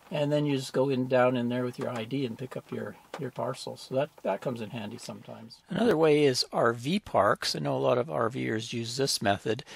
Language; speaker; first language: English; native; English